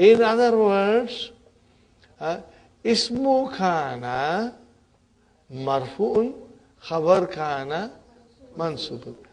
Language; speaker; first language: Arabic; non-native, fluent; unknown